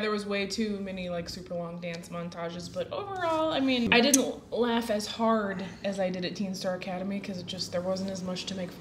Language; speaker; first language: English; native; English